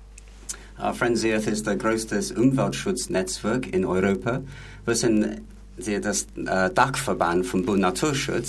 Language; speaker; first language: German; non-native, learner; English